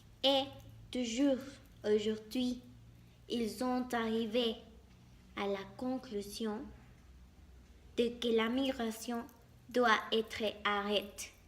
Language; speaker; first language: French; non-native, learner; Spanish